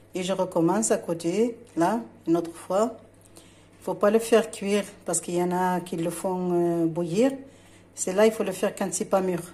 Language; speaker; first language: French; non-native, local second language; Arabic